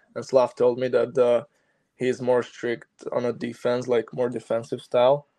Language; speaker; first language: English; non-native, fluent; Slovak